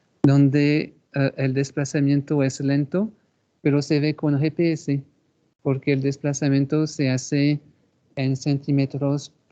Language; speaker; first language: Spanish; non-native, fluent; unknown